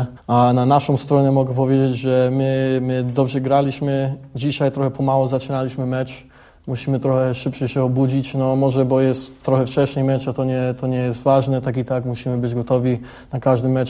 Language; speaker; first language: Polish; early bilingual, heritage; English